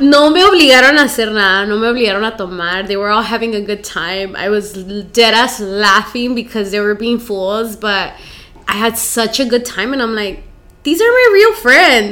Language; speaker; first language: English; early bilingual, other home language; Spanish